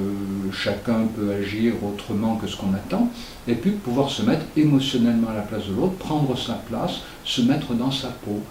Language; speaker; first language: French; native; French